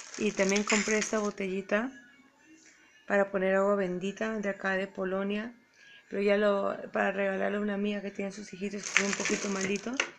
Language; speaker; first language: Spanish; native; Spanish